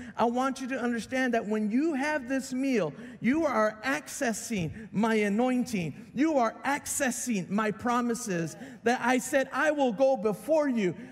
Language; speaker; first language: English; native; English